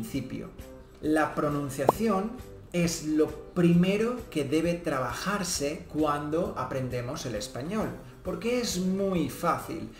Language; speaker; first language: Spanish; native; Spanish